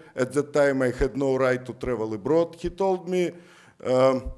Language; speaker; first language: English; non-native, fluent; Russian